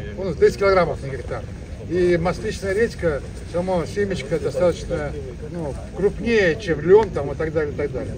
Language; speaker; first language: Russian; native; Russian